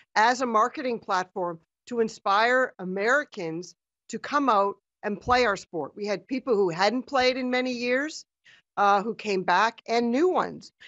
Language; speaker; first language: English; native; English